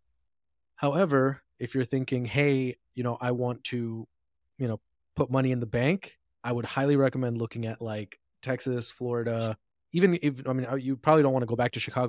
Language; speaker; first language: English; native; English